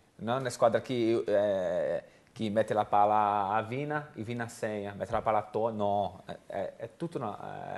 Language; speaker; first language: Italian; non-native, learner; Portuguese